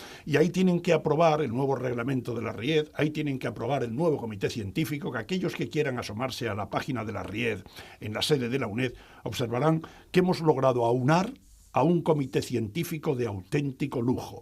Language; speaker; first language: Spanish; native; Spanish